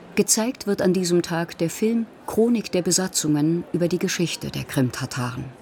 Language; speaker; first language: German; native; German